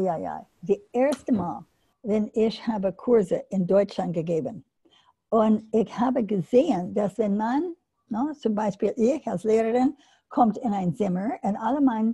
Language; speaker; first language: German; non-native, learner; English